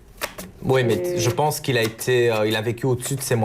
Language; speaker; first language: French; native; French